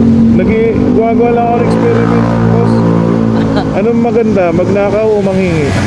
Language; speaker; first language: Filipino; native; Filipino